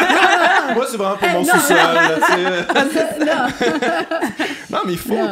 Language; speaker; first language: French; native; French